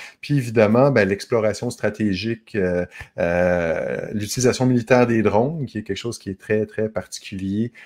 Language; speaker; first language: French; native; French